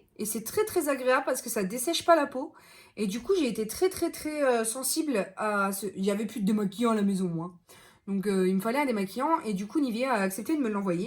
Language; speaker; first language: French; native; French